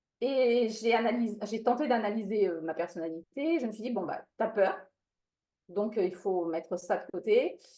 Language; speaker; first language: French; non-native, fluent; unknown